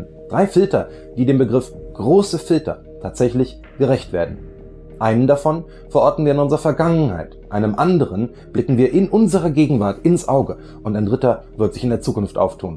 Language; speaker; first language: German; native; German